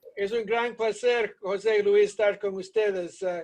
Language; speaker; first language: Spanish; early bilingual, heritage; Spanish